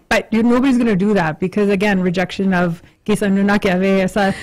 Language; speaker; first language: English; early bilingual, other home language; Punjabi